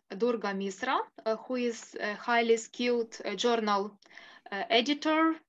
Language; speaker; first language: English; non-native, fluent; Ukrainian